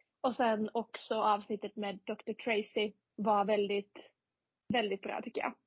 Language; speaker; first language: Swedish; non-native, fluent; Finnish